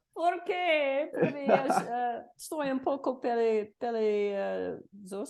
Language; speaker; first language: Spanish; non-native, learner; English